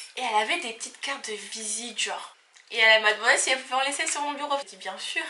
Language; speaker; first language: French; native; French